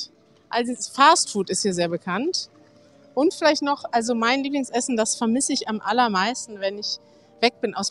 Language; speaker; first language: German; native; German